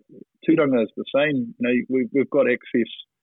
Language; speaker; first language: English; native; English